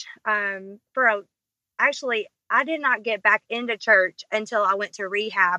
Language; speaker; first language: English; native; English